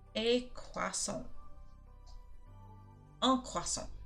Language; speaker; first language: French; non-native, learner; English